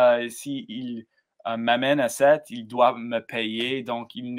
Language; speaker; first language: French; non-native, learner; English